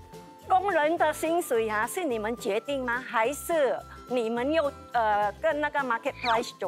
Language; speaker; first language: Chinese; non-native, fluent; Thai